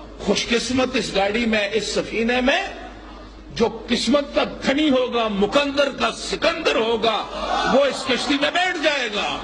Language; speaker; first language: Urdu; non-native, local second language; Punjabi